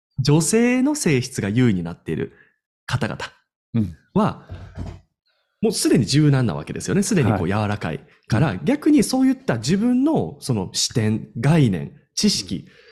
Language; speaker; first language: Japanese; native; Japanese